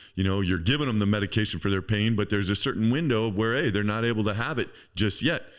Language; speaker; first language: English; native; English